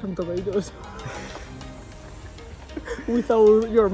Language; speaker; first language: English; non-native, learner; Spanish